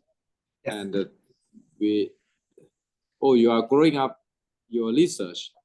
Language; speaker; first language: English; non-native, fluent; Thai